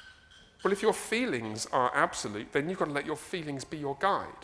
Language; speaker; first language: English; native; English